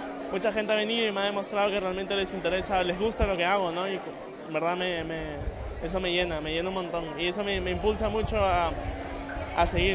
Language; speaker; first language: Spanish; native; Spanish